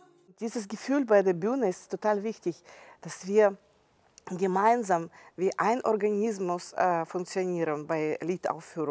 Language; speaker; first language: German; non-native, fluent; Ukrainian